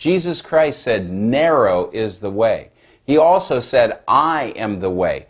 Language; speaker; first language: English; native; English